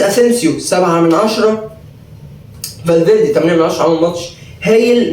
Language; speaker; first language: Arabic; native; Arabic